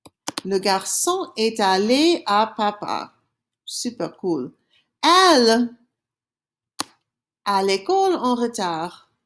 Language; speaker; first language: French; non-native, fluent; English